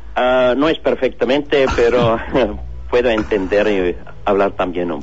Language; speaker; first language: Spanish; non-native, learner; German